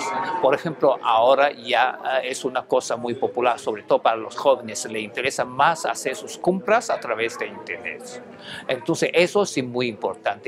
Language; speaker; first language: Spanish; non-native, fluent; Chinese